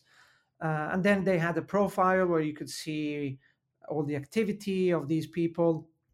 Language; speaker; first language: English; non-native, fluent; Italian